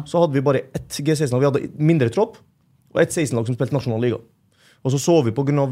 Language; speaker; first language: Norwegian; non-native, fluent; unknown